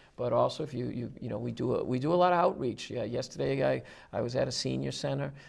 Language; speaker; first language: English; native; English